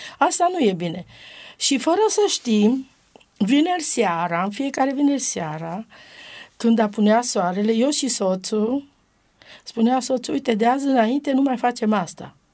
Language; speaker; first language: Romanian; non-native, local second language; Romany